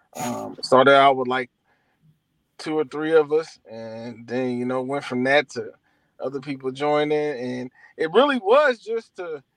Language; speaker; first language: English; native; English